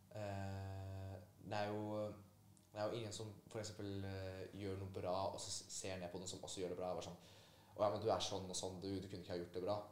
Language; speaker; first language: Norwegian; early bilingual, other home language; Polish